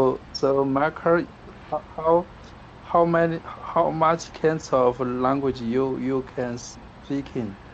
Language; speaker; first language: English; non-native, learner; Chinese